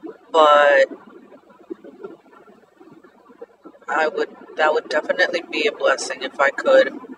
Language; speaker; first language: English; early bilingual, other home language; Spanish